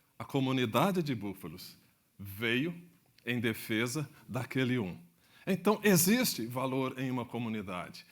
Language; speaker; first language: Portuguese; native; Portuguese